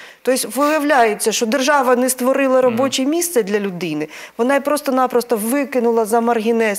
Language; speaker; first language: Ukrainian; native; Ukrainian